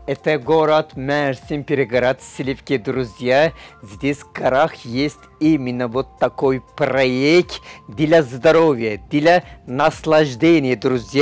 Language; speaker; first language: Russian; non-native, fluent; Turkish